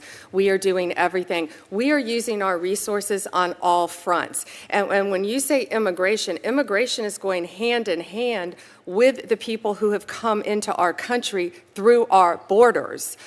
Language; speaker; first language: English; native; English